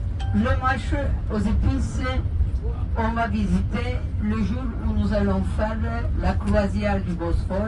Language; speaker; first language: French; non-native, fluent; Turkish